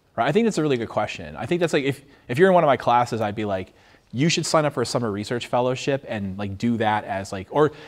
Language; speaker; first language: English; native; English